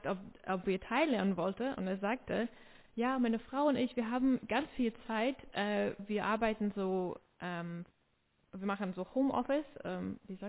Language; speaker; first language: German; non-native, fluent; English